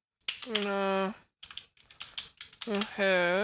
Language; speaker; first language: Spanish; non-native, learner; English